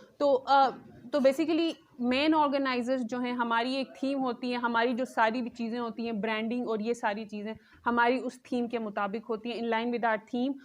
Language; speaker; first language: Urdu; non-native, local second language; Khowar